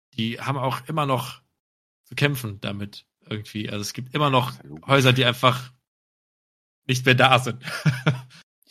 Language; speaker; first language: German; native; German